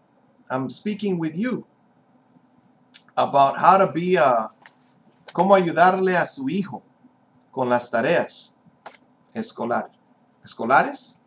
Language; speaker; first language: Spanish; non-native, fluent; English